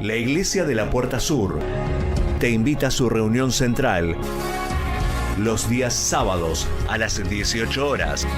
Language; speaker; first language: Spanish; native; Spanish